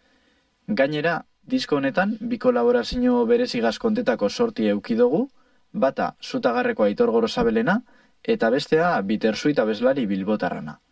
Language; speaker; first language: Basque; native; Basque